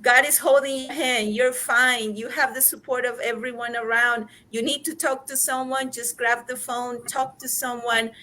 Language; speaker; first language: English; non-native, fluent; Spanish